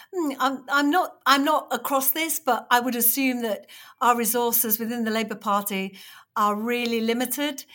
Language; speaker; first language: English; native; English